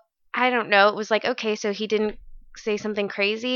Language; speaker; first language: English; native; English